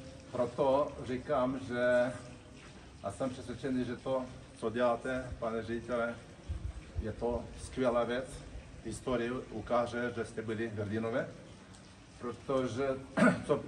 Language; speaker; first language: Czech; non-native, fluent; Romanian